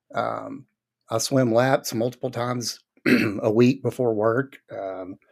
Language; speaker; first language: English; native; English